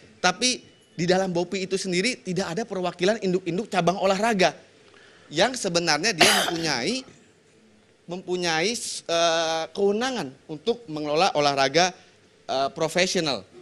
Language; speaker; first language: Indonesian; native; Indonesian